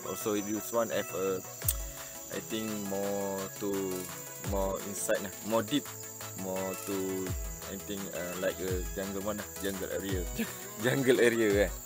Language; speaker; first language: English; non-native, learner; Malay